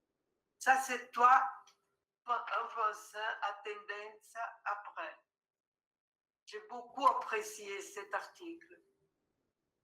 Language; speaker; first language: French; non-native, fluent; Portuguese